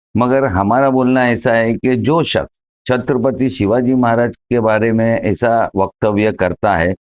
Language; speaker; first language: Hindi; non-native, local second language; Marathi